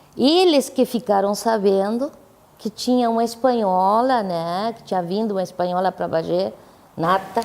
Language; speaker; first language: Portuguese; non-native, fluent; Spanish